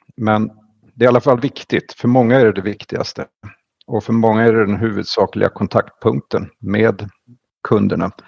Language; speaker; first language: Swedish; native; Swedish